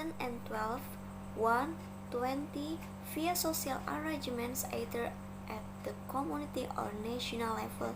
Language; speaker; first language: English; non-native, learner; Indonesian